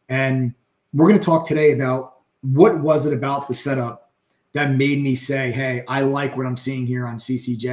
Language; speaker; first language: English; native; English